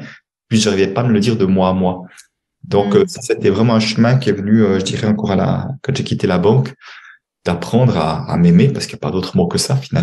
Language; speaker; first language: French; native; French